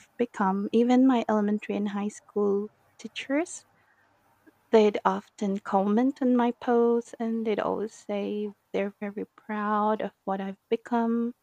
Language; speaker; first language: English; non-native, local second language; Iloko